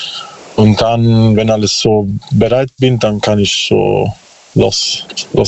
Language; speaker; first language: German; non-native, learner; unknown